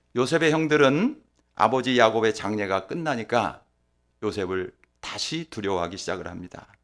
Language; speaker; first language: Korean; native; Korean